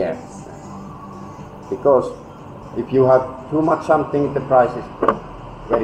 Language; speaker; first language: English; non-native, learner; Finnish